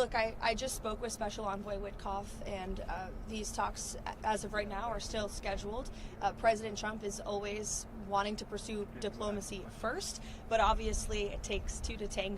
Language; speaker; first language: English; native; English